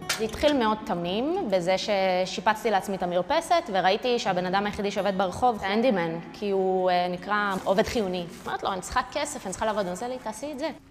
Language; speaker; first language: Hebrew; early bilingual, other home language; Russian